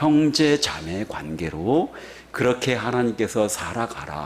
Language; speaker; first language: Korean; native; Korean